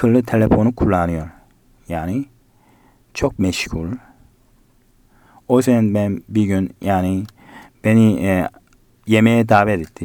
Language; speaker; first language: Turkish; non-native, learner; Korean